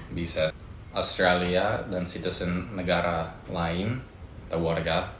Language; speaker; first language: Indonesian; non-native, fluent; English